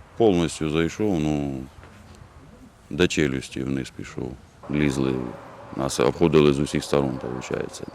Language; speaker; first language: Ukrainian; non-native, local second language; Russian